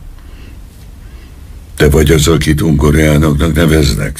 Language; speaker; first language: Hungarian; native; Hungarian